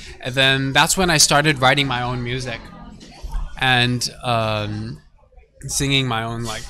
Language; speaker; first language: English; early bilingual, heritage; English